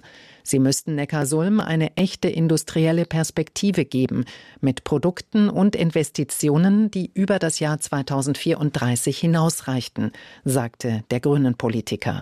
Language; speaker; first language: German; native; German